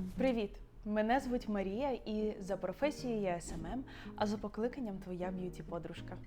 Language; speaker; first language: Ukrainian; native; Ukrainian